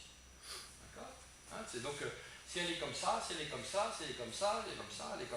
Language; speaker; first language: French; native; French